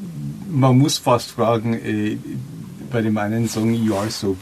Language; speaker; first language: German; native; German